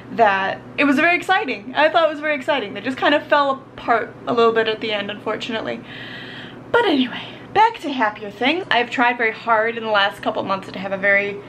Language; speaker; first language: English; native; English